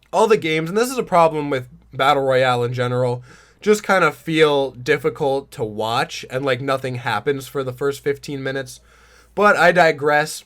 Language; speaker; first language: English; native; English